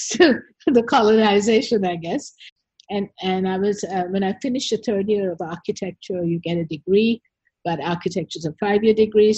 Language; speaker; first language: English; non-native, local second language; Sinhala